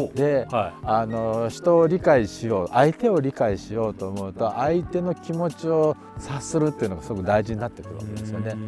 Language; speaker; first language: Japanese; native; Japanese